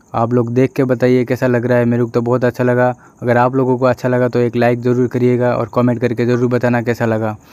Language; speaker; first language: Hindi; non-native, local second language; Odia